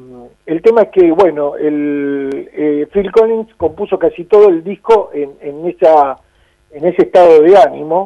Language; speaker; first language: Spanish; native; Spanish